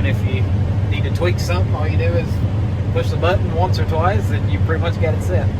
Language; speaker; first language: English; native; English